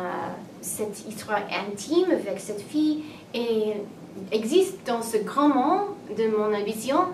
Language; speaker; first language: French; non-native, learner; English